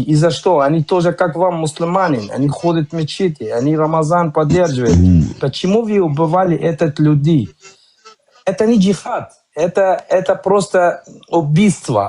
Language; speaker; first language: Russian; non-native, learner; Kurdish